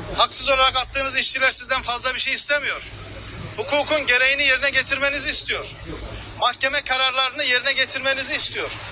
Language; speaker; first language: Turkish; native; Turkish